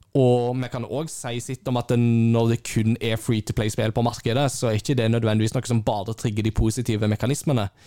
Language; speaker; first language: Norwegian; native; Norwegian